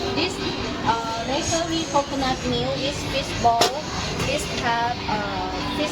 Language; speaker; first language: English; non-native, learner; Thai